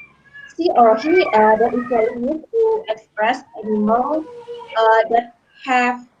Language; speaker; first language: English; non-native, learner; Indonesian